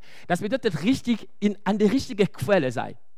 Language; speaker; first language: German; non-native, fluent; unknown